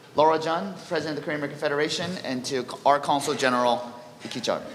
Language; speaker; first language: English; early bilingual, other home language; Korean